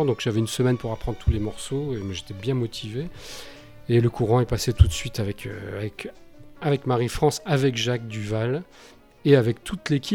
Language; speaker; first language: French; native; French